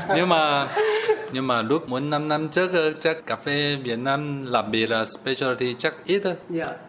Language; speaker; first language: Vietnamese; non-native, learner; Chinese